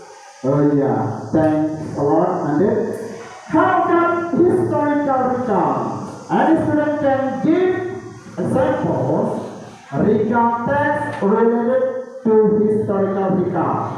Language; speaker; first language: English; non-native, local second language; Indonesian